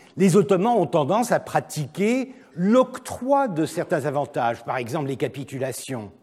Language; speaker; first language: French; non-native, fluent; Turkish